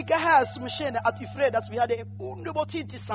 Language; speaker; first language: Swedish; non-native, learner; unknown